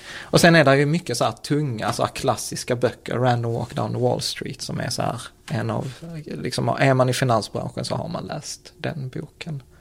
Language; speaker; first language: Swedish; early bilingual, other home language; Czech